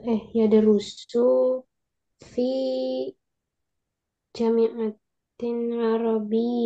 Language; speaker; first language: Arabic; non-native, learner; Indonesian